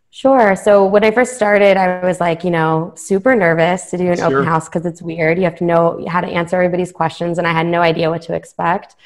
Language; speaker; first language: English; native; English